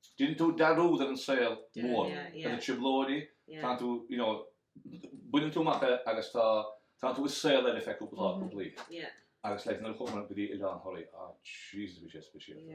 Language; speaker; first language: Irish; native; Irish